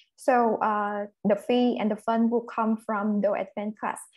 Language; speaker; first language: English; non-native, fluent; Vietnamese